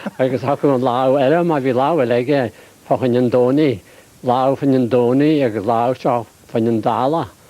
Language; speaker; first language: Irish; native; Irish